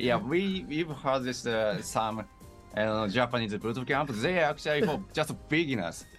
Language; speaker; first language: English; non-native, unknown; Japanese